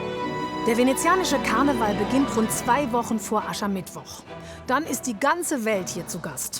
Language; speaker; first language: German; native; German